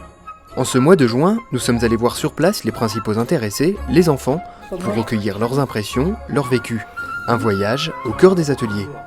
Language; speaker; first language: French; native; French